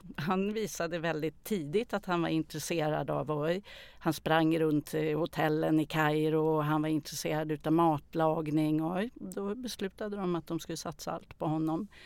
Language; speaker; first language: Swedish; native; Swedish